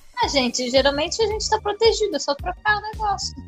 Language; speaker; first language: Portuguese; native; Portuguese